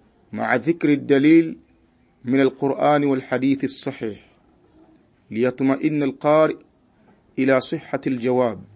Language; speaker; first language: Arabic; non-native, fluent; Swahili